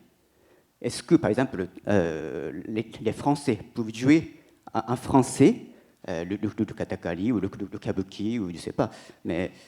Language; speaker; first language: French; non-native, fluent; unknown